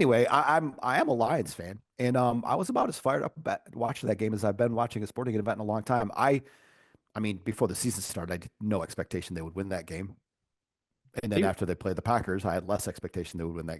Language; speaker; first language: English; native; English